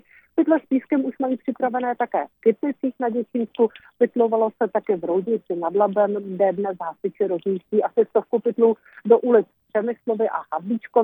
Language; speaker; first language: Czech; native; Czech